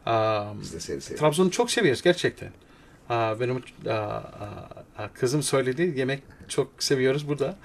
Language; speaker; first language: Turkish; non-native, learner; English